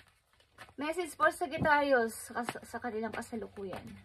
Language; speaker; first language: Filipino; native; Filipino